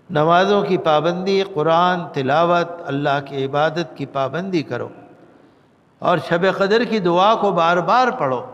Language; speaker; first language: Urdu; native; Urdu